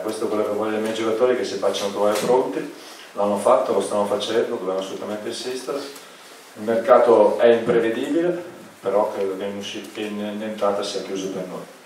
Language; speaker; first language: Italian; native; Italian